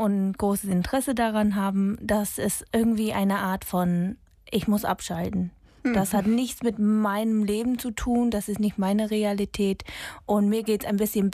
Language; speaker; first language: German; non-native, fluent; English